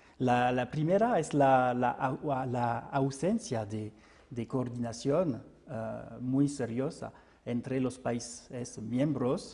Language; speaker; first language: Spanish; non-native, fluent; French